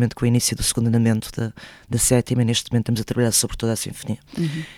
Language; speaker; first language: Portuguese; early bilingual, other home language; Spanish